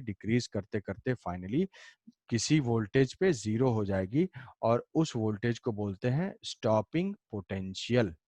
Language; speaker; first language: Hindi; native; Hindi